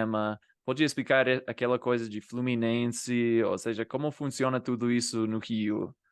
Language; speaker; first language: Portuguese; non-native, fluent; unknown